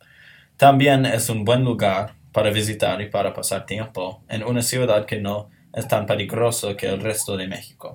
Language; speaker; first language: Spanish; non-native, learner; English